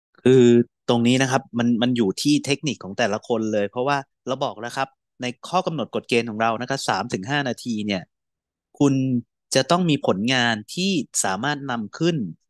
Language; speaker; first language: Thai; native; Thai